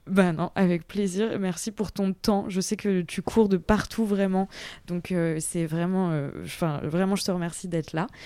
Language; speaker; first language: French; native; French